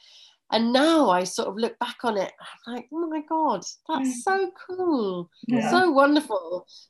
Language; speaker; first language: English; native; English